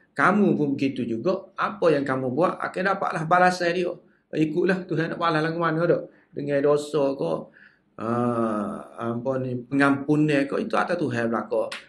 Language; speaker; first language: Malay; native; Malay